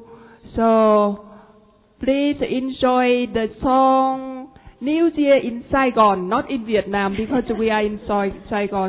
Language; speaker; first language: English; non-native, fluent; Vietnamese